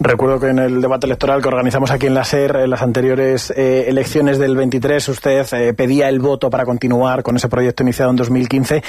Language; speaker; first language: Spanish; native; Spanish